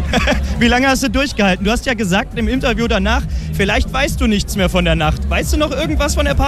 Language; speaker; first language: German; native; German